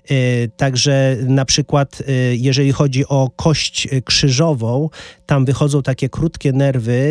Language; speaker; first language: Polish; native; Polish